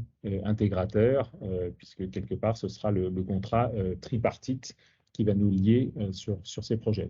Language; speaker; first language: French; native; French